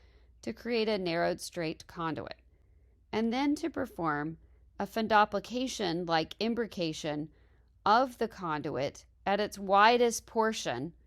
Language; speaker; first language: English; native; English